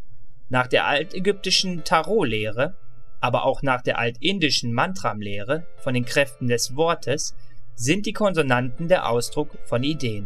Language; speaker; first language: German; native; German